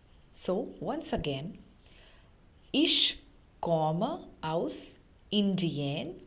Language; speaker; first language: German; non-native, fluent; Hindi